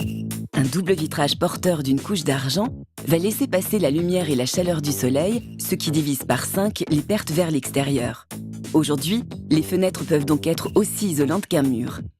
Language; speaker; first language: French; native; French